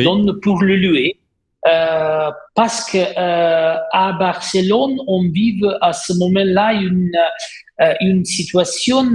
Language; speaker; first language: French; non-native, fluent; Italian